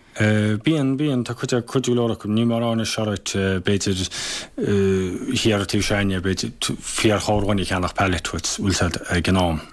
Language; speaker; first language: Irish; native; Irish